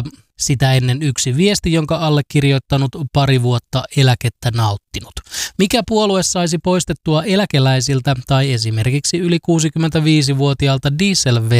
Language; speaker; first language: Finnish; native; Finnish